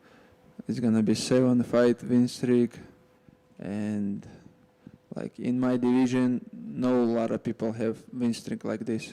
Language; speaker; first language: English; non-native, learner; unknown